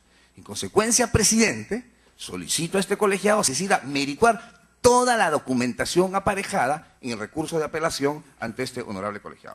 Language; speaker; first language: Spanish; native; Spanish